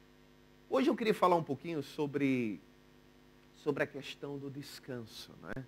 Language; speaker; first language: Portuguese; native; Portuguese